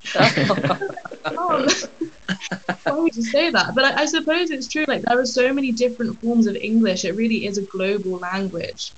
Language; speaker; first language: English; native; English